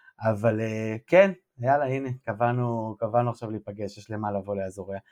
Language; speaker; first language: Hebrew; native; Hebrew